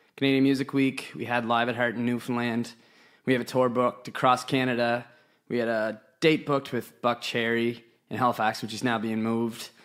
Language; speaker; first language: English; native; English